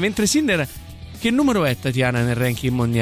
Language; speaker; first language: Italian; native; Italian